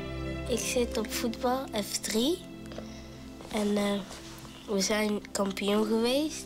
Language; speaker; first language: Dutch; early bilingual, other home language; Somali